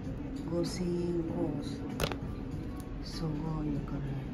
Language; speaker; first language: Japanese; non-native, fluent; Filipino